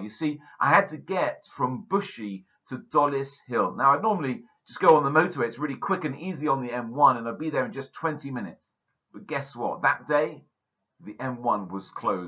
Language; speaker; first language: English; native; English